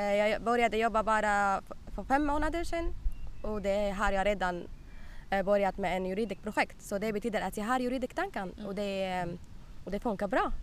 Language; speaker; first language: Swedish; non-native, learner; Arabic